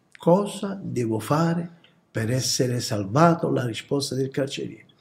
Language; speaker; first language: Italian; native; Italian